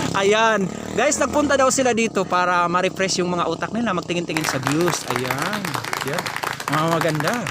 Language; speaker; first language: Filipino; non-native, local second language; Cebuano